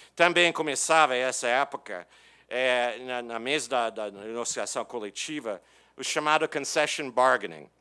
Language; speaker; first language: Portuguese; non-native, fluent; English